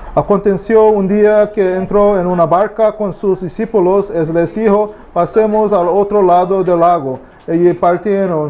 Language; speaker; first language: Spanish; non-native, learner; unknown